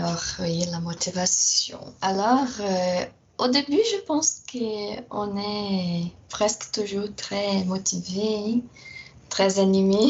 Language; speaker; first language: French; non-native, fluent; Portuguese